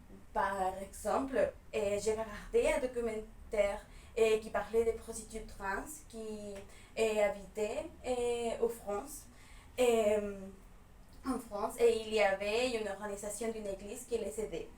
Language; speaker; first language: French; non-native, fluent; Spanish